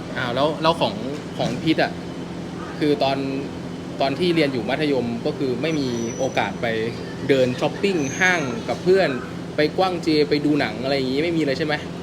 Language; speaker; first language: Thai; native; Thai